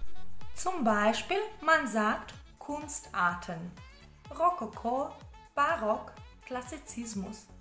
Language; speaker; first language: German; non-native, fluent; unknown